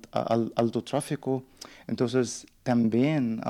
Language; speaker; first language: Spanish; non-native, learner; Arabic